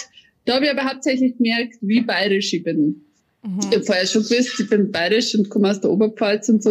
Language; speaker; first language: German; native; German